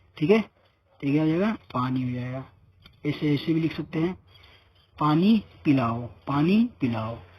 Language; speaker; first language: Hindi; native; Hindi